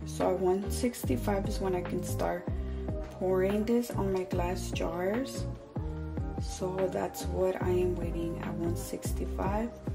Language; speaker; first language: English; early bilingual, other home language; Spanish